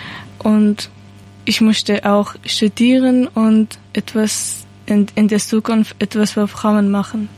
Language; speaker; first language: German; non-native, learner; Persian